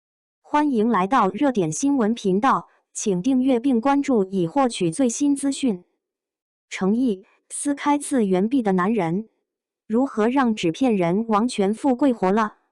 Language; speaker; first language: Chinese; native; Chinese